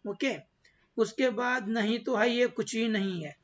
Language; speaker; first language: Hindi; non-native, local second language; Marathi